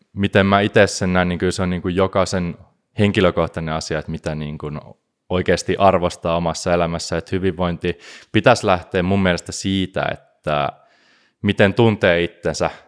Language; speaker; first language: Finnish; native; Finnish